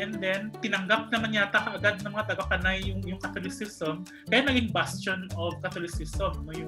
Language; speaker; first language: Filipino; non-native, local second language; Kinaray-a